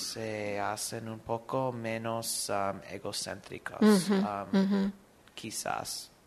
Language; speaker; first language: Spanish; non-native, fluent; English